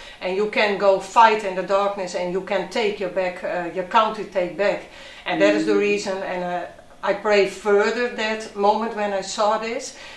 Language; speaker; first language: English; non-native, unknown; Dutch